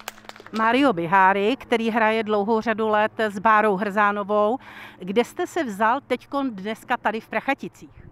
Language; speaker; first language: Czech; native; Czech